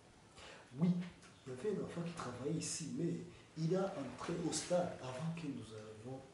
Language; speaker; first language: French; non-native, learner; Kinyarwanda